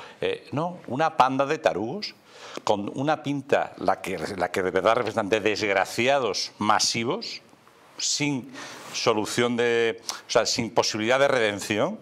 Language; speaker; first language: Spanish; native; Spanish